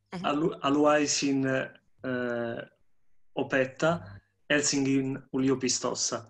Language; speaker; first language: Finnish; non-native, learner; Italian